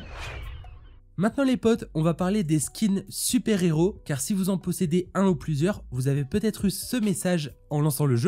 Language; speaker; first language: French; native; French